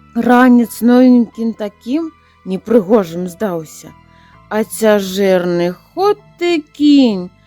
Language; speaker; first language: Belarusian; native; Belarusian